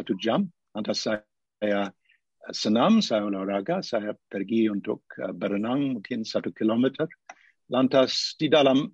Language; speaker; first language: Indonesian; non-native, fluent; English